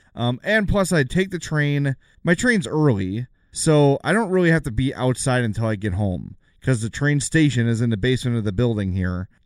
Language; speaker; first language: English; native; English